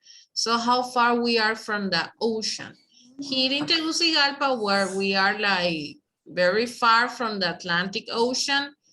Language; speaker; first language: English; non-native, fluent; Spanish